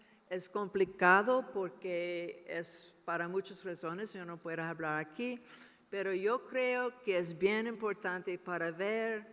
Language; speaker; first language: Spanish; non-native, learner; English